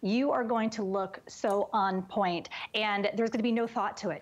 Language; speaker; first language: English; native; English